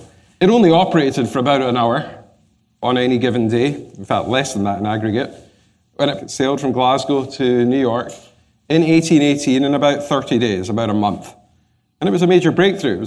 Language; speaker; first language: English; native; English